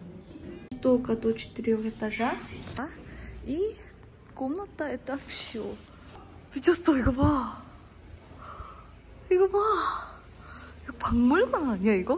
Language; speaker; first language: Russian; non-native, learner; Korean